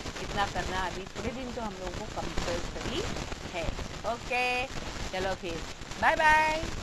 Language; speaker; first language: Hindi; non-native, local second language; Marathi